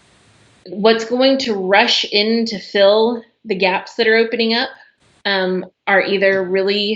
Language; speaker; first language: English; native; English